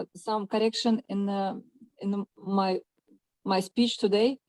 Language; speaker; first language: English; non-native, learner; Russian